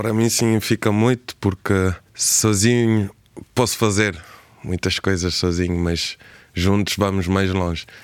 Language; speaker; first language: Portuguese; early bilingual, heritage; Portuguese